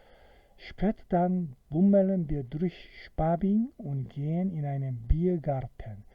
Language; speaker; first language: German; non-native, fluent; Korean